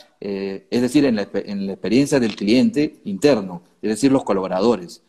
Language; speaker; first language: Spanish; native; Spanish